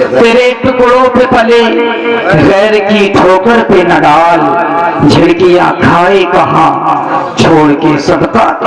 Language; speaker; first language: Urdu; native; Urdu